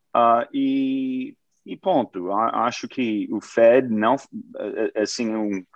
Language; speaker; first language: Portuguese; non-native, fluent; English